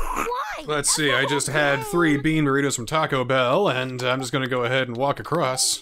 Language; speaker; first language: English; native; English